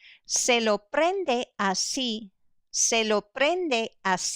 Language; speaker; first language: Spanish; non-native, fluent; English